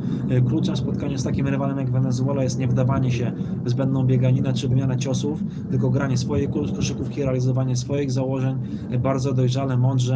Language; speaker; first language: Polish; native; Polish